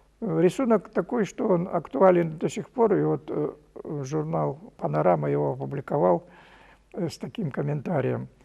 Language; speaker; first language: Russian; native; Russian